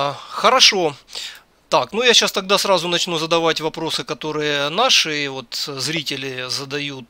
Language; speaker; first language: Russian; native; Russian